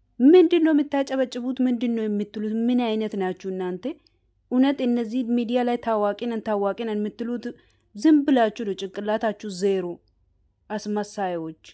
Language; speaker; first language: Amharic; native; Amharic